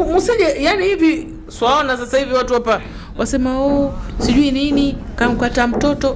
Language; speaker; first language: Swahili; native; Swahili